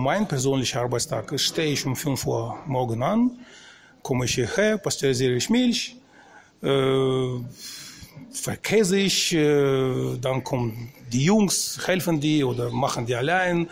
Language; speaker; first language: German; non-native, fluent; Russian